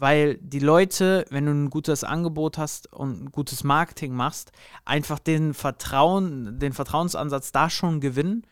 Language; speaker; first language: German; native; German